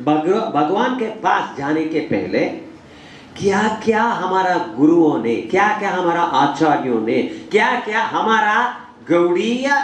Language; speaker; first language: Hindi; non-native, learner; English